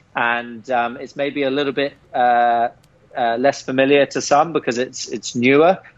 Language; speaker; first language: English; native; English